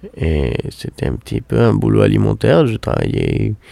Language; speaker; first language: French; non-native, fluent; Spanish